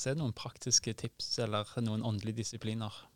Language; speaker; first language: Norwegian; native; Norwegian